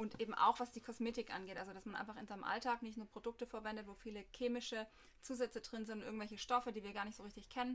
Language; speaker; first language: German; native; German